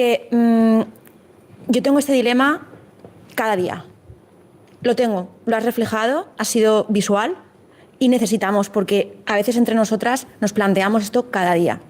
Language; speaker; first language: Spanish; native; Spanish